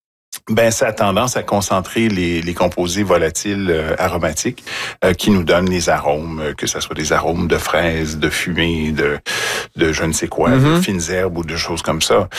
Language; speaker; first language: French; native; French